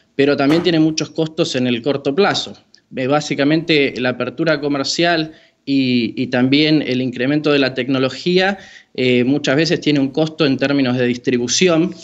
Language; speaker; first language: Spanish; native; Spanish